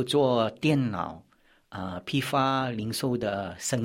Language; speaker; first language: Chinese; early bilingual, heritage; Chinese